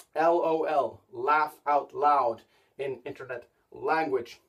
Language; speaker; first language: English; non-native, fluent; Icelandic